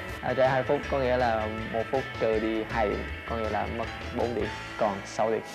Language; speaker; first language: Vietnamese; native; Vietnamese